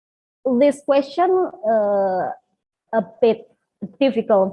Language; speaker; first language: English; non-native, learner; Indonesian